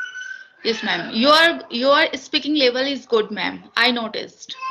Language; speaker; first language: English; non-native, learner; Hindi